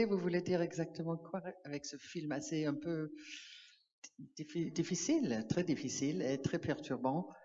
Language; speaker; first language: French; non-native, learner; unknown